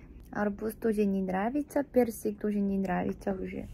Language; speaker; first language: Russian; non-native, fluent; Korean